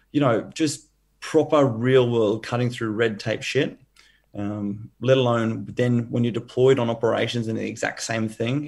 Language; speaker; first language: English; native; English